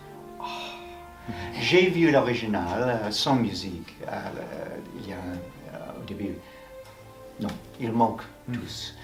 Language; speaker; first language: French; non-native, fluent; English